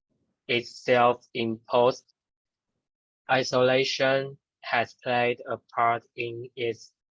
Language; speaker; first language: English; non-native, learner; Chinese